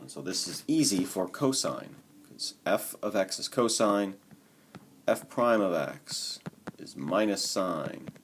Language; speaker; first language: English; native; English